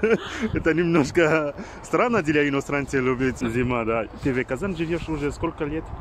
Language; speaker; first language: Russian; non-native, learner; French